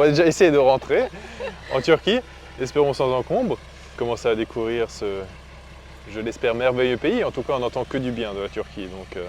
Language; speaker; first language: French; native; French